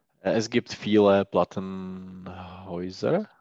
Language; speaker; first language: German; non-native, learner; Czech